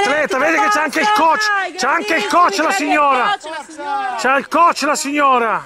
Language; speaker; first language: Italian; native; Italian